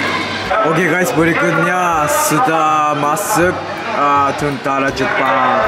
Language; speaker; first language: Indonesian; non-native, learner; Japanese